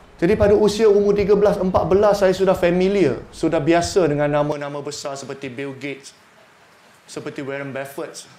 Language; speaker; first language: Malay; non-native, local second language; Chinese